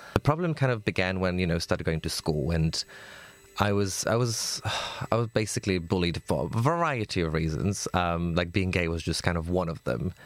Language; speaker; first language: English; non-native, fluent; Polish